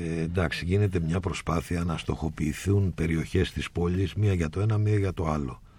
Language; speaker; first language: Greek; native; Greek